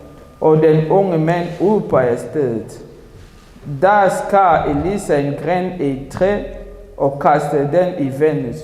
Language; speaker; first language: Danish; non-native, fluent; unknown